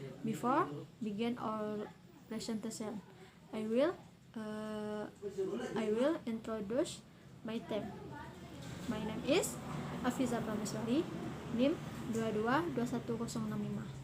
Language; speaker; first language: English; non-native, learner; Indonesian